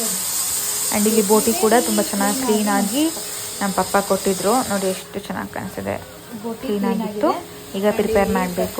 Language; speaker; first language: Kannada; native; Kannada